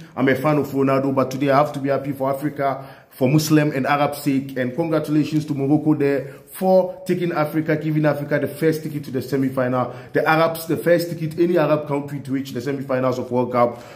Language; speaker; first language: English; non-native, local second language; Hausa